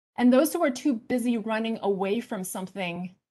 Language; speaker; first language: English; early bilingual, other home language; Chinese